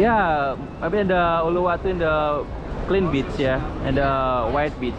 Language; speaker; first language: English; non-native, learner; Indonesian